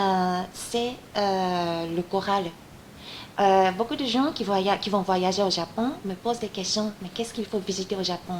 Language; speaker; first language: French; non-native, fluent; Japanese